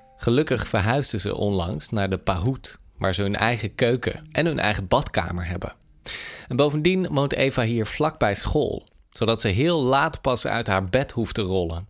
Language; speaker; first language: Dutch; native; Dutch